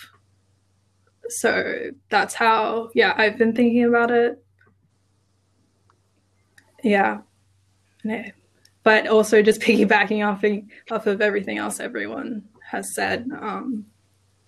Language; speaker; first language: English; native; English